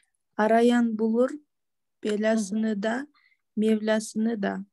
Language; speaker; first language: Turkish; non-native, learner; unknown